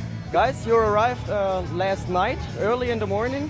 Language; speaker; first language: English; non-native, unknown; German